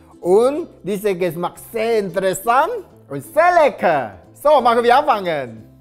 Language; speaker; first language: German; non-native, learner; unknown